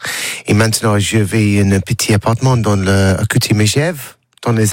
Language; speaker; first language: French; non-native, learner; English